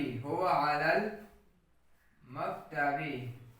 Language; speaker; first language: Arabic; non-native, fluent; Urdu